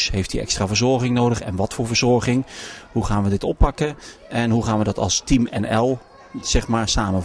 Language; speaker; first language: Dutch; native; Dutch